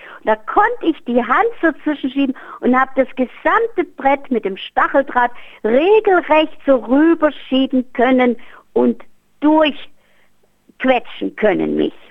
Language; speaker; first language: German; native; German